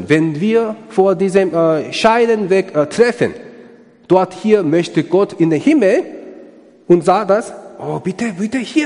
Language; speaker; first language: German; non-native, learner; Korean